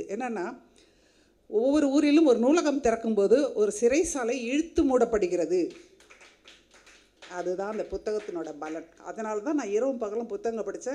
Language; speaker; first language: Tamil; native; Tamil